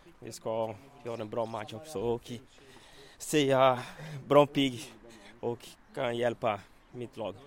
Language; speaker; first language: Swedish; non-native, learner; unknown